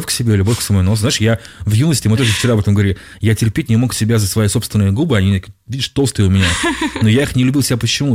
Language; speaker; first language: Russian; native; Russian